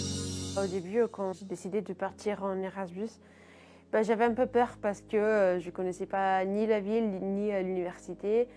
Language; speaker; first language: French; non-native, fluent; Italian